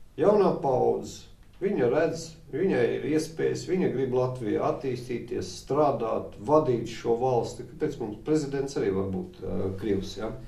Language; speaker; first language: Latvian; native; Latvian